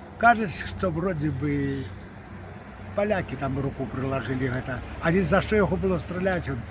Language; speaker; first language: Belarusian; native; Belarusian